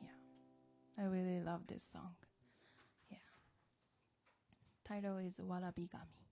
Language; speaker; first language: English; non-native, learner; Japanese